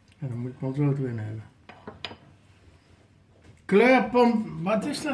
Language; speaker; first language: Dutch; native; Dutch